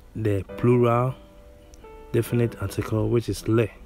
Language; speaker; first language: English; non-native, local second language; Akan